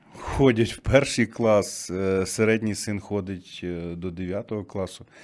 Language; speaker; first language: Ukrainian; native; Ukrainian